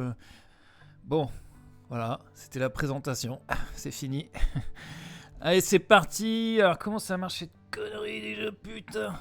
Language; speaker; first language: French; native; French